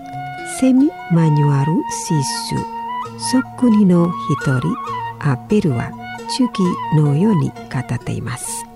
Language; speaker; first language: Japanese; non-native, learner; Indonesian